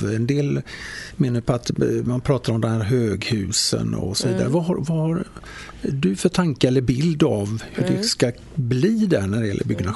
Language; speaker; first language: Swedish; native; Swedish